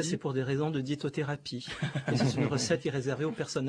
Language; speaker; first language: French; native; French